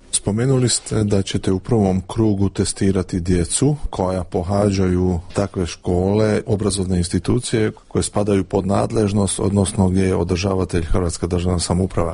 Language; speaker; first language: Croatian; early bilingual, heritage; Croatian